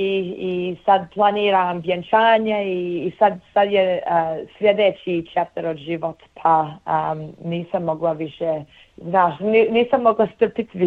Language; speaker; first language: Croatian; early bilingual, heritage; Bosnian